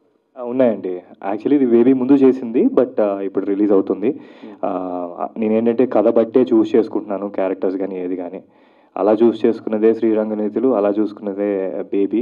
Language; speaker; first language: Telugu; native; Telugu